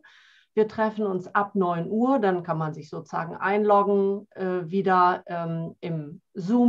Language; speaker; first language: German; native; German